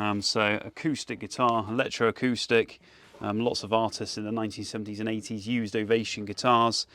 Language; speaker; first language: English; native; English